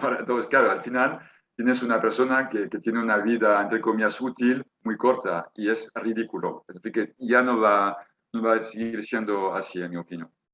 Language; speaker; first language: Spanish; non-native, fluent; French